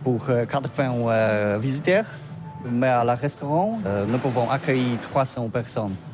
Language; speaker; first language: French; non-native, learner; Polish